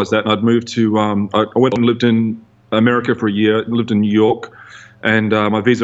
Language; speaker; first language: English; native; English